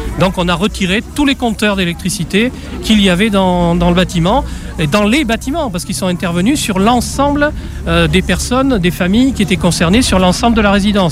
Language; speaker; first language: French; native; French